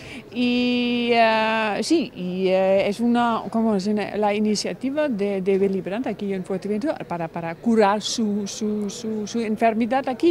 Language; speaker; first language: Spanish; non-native, fluent; German